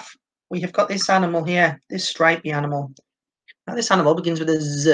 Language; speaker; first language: English; native; English